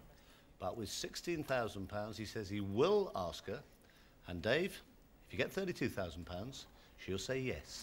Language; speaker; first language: English; native; English